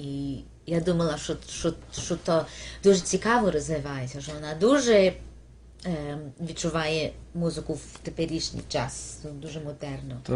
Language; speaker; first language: Ukrainian; early bilingual, heritage; Ukrainian